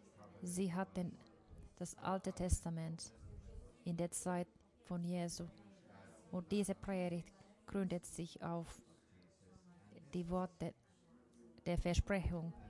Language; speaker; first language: German; non-native, fluent; Finnish